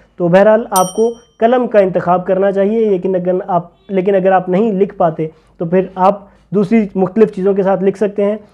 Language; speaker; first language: Urdu; non-native, local second language; Punjabi